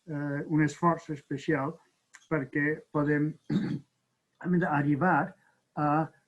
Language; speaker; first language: Catalan; non-native, fluent; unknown